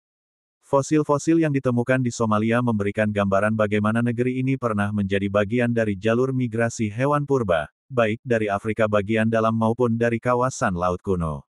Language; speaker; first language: Indonesian; native; Indonesian